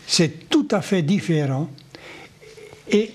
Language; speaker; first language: French; non-native, local second language; Dutch